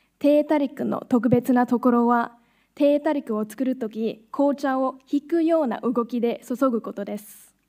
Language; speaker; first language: Japanese; non-native, fluent; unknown